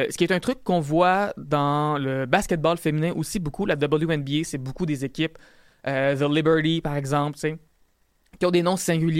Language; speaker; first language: French; native; French